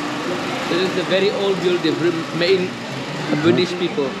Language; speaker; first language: English; non-native, learner; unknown